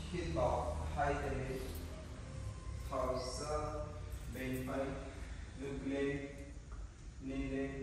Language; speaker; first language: Vietnamese; non-native, learner; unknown